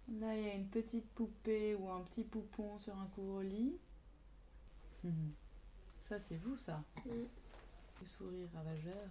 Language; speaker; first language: French; native; French